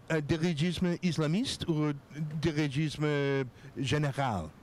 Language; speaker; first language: French; non-native, learner; English